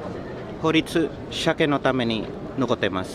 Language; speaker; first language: Japanese; non-native, learner; English